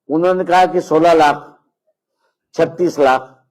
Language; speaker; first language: Hindi; non-native, local second language; Marathi